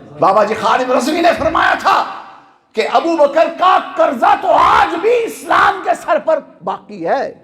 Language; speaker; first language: Urdu; non-native, local second language; Punjabi